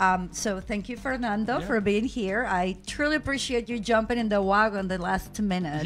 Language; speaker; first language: English; non-native, fluent; Spanish